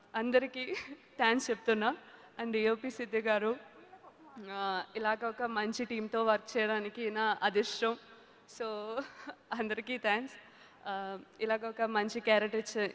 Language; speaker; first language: Telugu; non-native, learner; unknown